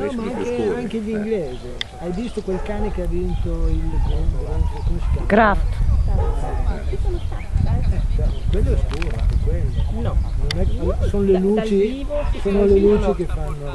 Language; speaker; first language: Italian; non-native, learner; Hungarian